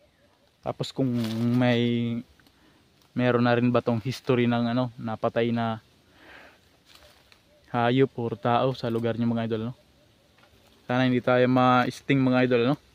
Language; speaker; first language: Filipino; native; Filipino